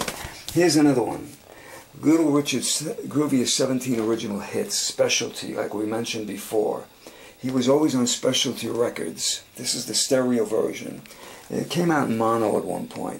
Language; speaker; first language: English; native; English